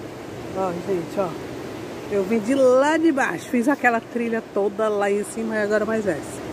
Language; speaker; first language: Portuguese; native; Portuguese